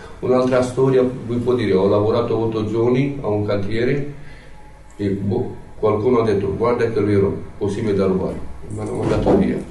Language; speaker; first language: Italian; non-native, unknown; Romany